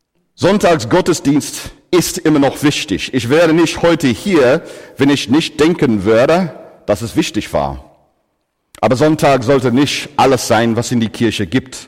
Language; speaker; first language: German; non-native, fluent; English